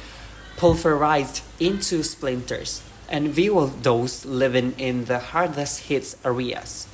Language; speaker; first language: English; non-native, learner; Indonesian